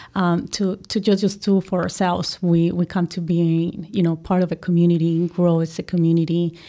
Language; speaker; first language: English; non-native, fluent; Spanish